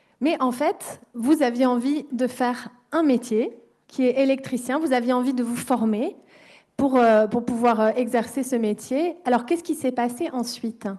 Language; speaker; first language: French; native; French